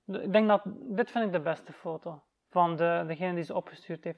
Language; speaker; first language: Dutch; native; Dutch